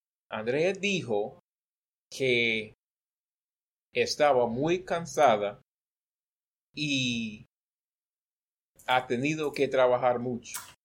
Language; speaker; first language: Spanish; non-native, learner; English